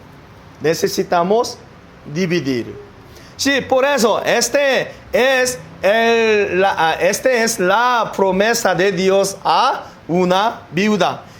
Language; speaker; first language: Spanish; non-native, learner; Korean